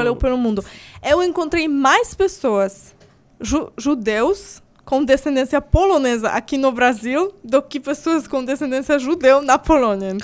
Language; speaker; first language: Portuguese; non-native, fluent; Polish